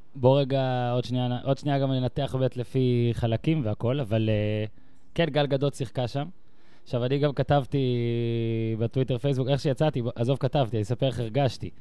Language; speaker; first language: Hebrew; native; Hebrew